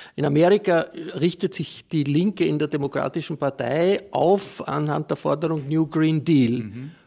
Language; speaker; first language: German; native; German